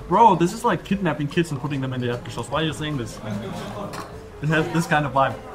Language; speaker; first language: English; non-native, fluent; German